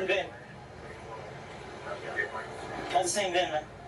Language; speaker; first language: English; native; English